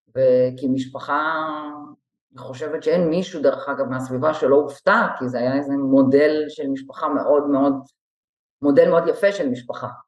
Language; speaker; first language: Hebrew; native; Hebrew